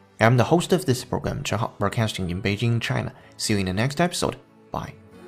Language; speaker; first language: English; non-native, fluent; Chinese